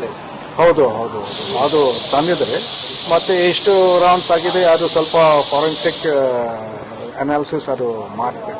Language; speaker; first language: Kannada; non-native, fluent; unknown